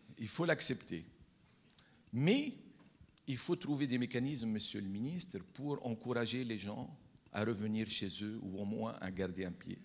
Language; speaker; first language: French; non-native, local second language; Arabic